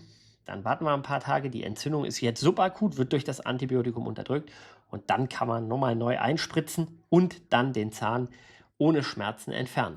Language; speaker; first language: German; native; German